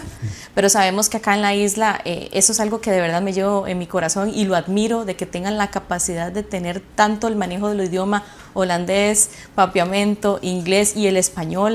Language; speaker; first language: Spanish; native; Spanish